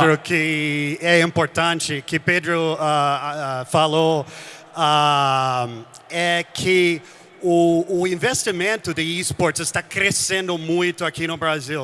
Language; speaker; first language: Portuguese; non-native, fluent; English